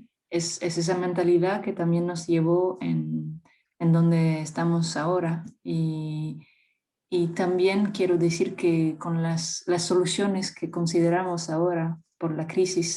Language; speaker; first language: Spanish; non-native, fluent; French